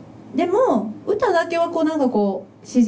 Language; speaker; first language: Japanese; native; Japanese